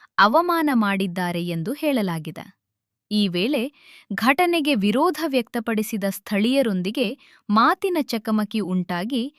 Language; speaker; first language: Kannada; native; Kannada